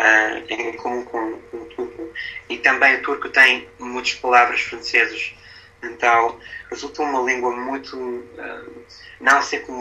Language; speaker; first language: Portuguese; non-native, fluent; English